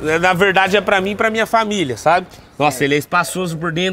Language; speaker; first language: Portuguese; native; Portuguese